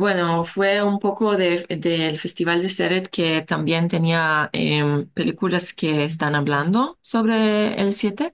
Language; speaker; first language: Spanish; non-native, learner; Hebrew